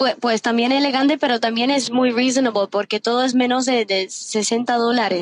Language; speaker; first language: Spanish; early bilingual, heritage; Spanish